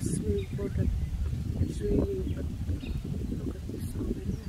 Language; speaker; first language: English; non-native, learner; Filipino